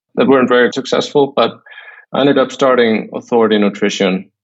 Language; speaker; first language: English; non-native, fluent; Icelandic